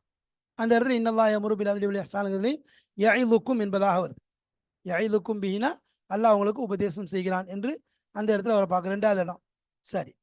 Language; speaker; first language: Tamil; native; Tamil